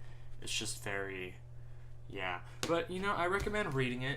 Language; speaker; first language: English; native; English